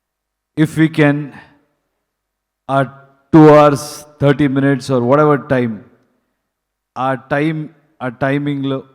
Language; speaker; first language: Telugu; non-native, learner; Kannada